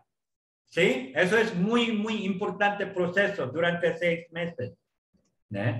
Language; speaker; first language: Spanish; non-native, learner; Korean